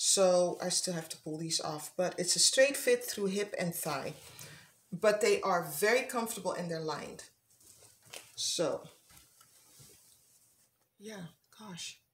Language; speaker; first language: English; non-native, fluent; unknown